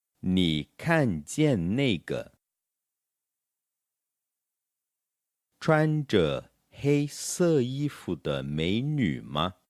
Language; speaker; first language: Chinese; non-native, fluent; Portuguese